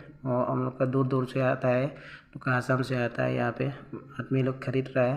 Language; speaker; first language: Hindi; non-native, local second language; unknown